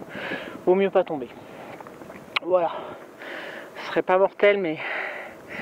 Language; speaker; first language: French; native; French